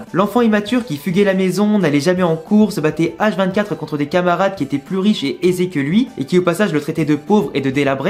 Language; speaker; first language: French; native; French